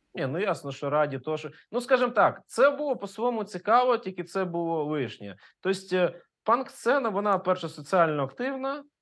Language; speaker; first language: Ukrainian; non-native, local second language; Russian